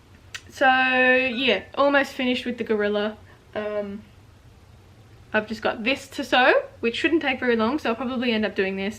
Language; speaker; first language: English; native; English